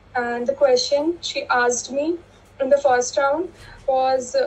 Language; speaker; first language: English; non-native, local second language; Hindi